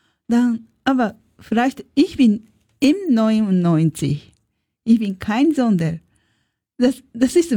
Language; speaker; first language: German; non-native, learner; Japanese